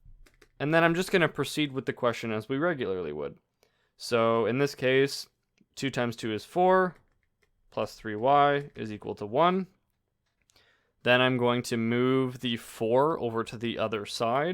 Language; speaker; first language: English; native; English